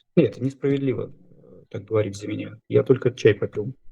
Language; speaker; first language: Russian; native; Russian